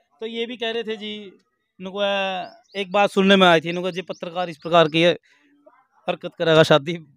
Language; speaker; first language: Hindi; native; Hindi